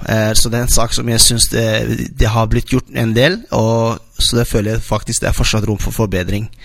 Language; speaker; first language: Norwegian; non-native, fluent; Somali